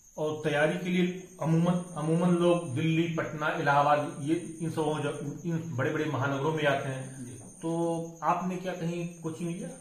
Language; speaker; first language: Hindi; native; Hindi